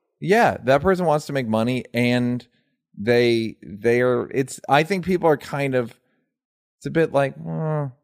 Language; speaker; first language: English; native; English